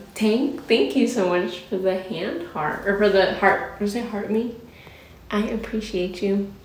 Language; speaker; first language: English; native; English